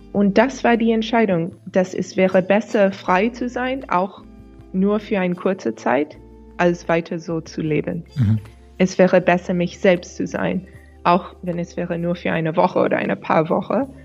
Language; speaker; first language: German; non-native, fluent; English